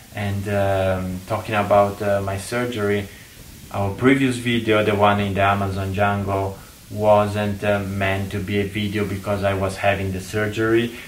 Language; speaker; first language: English; non-native, fluent; Italian